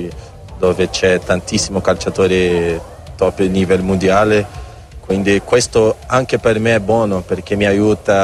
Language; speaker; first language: Italian; non-native, learner; Portuguese